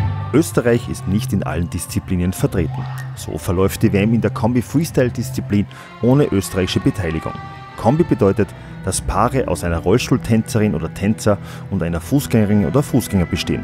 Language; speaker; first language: German; native; German